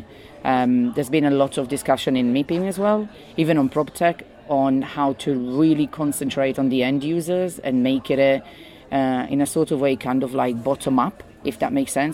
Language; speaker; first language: English; non-native, fluent; Italian